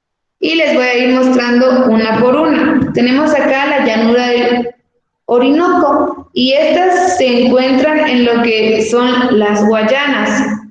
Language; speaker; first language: Spanish; native; Spanish